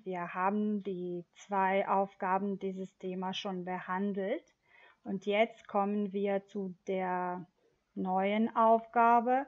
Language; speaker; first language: German; non-native, fluent; Macedonian